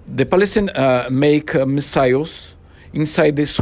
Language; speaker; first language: English; non-native, learner; Portuguese